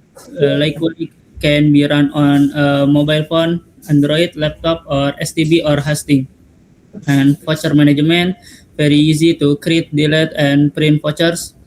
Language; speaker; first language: English; non-native, learner; Indonesian